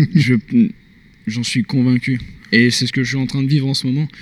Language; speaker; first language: French; native; French